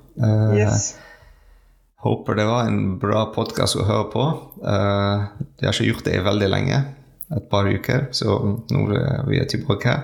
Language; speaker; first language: Norwegian; non-native, learner; French